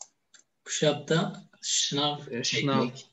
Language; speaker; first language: Turkish; native; Turkish